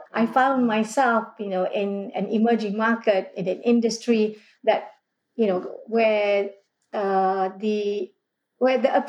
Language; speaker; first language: English; non-native, local second language; Malay